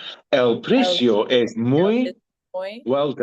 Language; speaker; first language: Spanish; non-native, learner; English